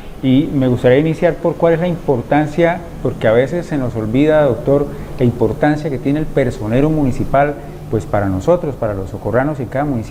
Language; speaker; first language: Spanish; native; Spanish